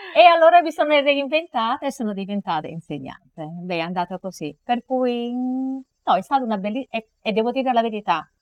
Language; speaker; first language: Italian; native; Italian